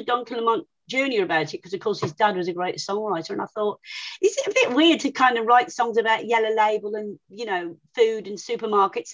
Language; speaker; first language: English; native; English